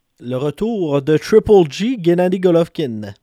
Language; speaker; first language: French; native; French